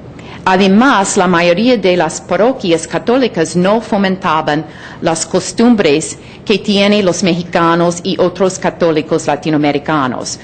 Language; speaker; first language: Spanish; non-native, fluent; English